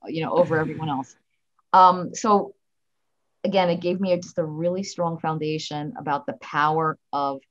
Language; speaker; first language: English; native; English